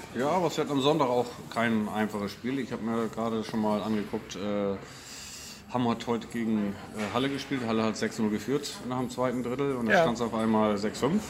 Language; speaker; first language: German; native; German